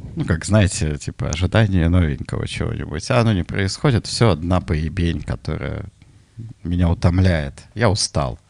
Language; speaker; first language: Russian; native; Russian